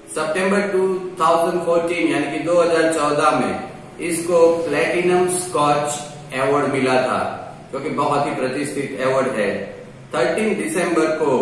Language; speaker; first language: Hindi; non-native, local second language; Gujarati